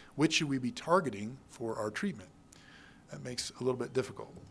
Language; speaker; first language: English; native; English